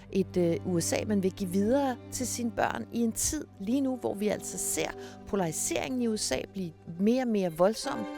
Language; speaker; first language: Danish; native; Danish